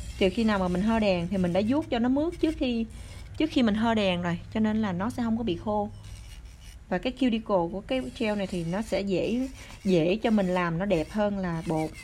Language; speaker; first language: Vietnamese; early bilingual, other home language; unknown